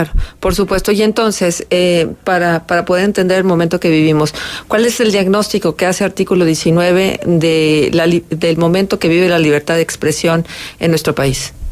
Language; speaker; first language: Spanish; native; Spanish